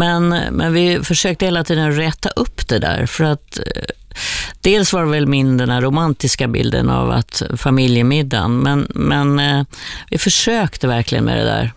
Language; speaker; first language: Swedish; native; Swedish